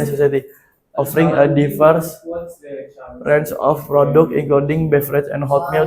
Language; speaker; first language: English; non-native, learner; Indonesian